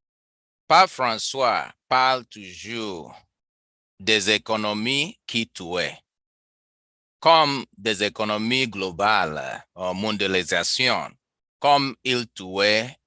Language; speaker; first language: French; non-native, learner; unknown